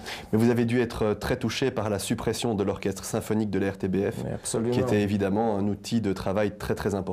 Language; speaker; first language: French; native; French